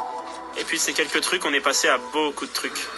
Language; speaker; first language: French; native; French